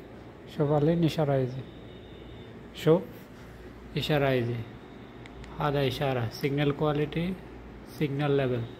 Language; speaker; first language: Arabic; non-native, learner; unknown